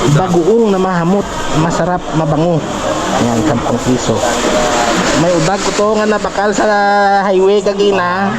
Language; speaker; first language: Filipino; non-native, local second language; Hiligaynon